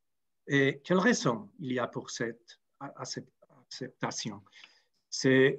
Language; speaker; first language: French; non-native, fluent; Spanish